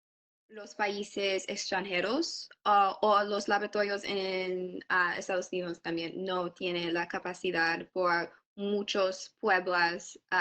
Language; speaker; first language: Spanish; non-native, learner; English